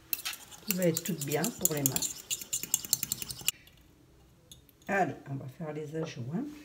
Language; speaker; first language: French; native; French